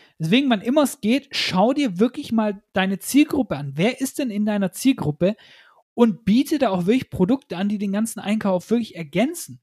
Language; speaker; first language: German; native; German